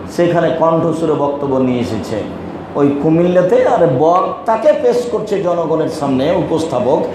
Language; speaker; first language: Bangla; native; Bangla